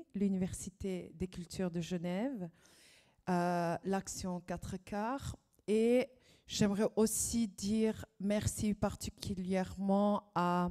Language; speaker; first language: French; non-native, fluent; German